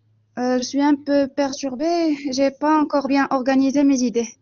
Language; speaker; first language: French; non-native, local second language; Arabic